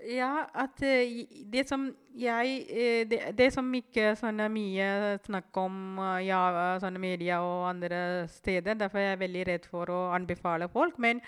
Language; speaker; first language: Norwegian; non-native, fluent; Tamil